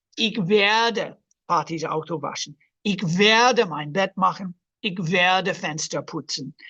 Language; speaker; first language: German; non-native, fluent; English